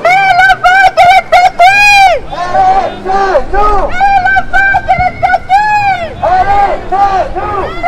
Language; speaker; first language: French; native; French